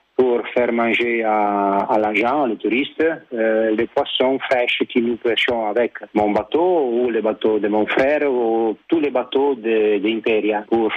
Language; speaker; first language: French; non-native, learner; Italian